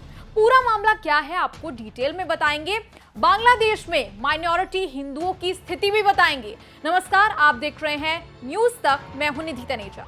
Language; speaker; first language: Hindi; native; Hindi